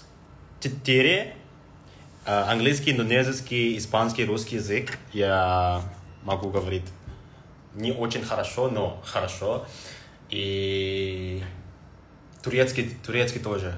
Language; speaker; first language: Russian; non-native, learner; Indonesian